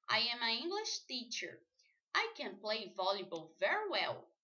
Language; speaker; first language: English; non-native, learner; Portuguese